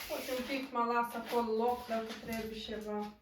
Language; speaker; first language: Romanian; non-native, local second language; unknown